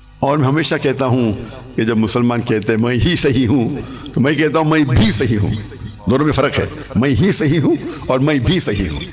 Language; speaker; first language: Urdu; non-native, local second language; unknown